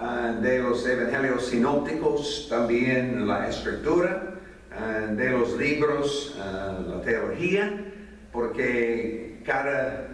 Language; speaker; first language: Spanish; non-native, fluent; English